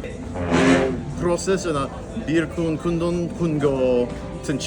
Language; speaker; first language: Kyrgyz; non-native, learner; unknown